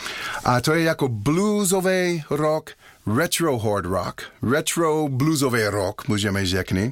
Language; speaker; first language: Czech; non-native, learner; English